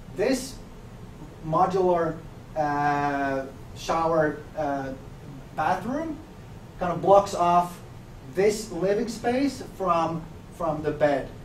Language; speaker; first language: English; non-native, fluent; Finnish